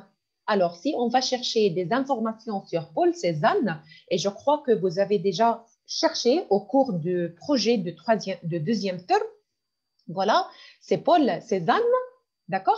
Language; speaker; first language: French; non-native, fluent; Arabic